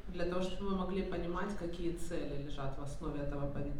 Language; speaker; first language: Russian; native; Russian